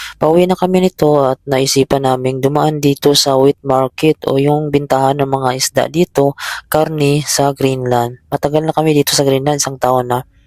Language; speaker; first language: Filipino; native; Filipino